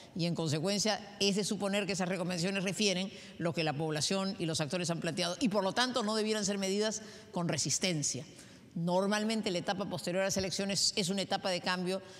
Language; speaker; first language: Spanish; native; Spanish